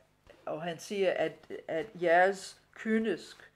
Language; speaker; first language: Danish; non-native, fluent; English